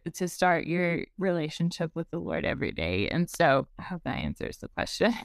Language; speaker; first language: English; native; English